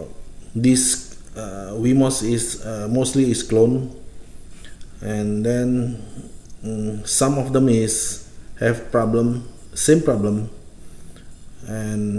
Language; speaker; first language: English; non-native, fluent; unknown